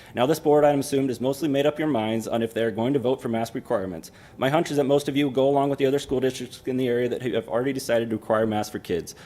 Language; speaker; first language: English; native; English